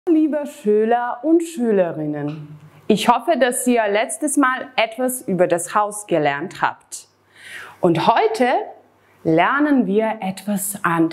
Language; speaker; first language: German; non-native, fluent; Serbian